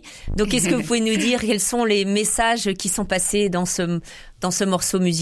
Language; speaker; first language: French; native; French